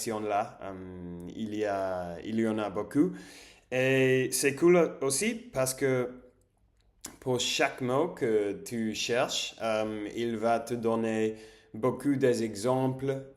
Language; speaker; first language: French; non-native, learner; English